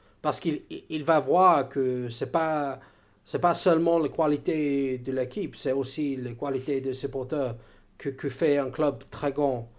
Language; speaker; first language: French; non-native, learner; English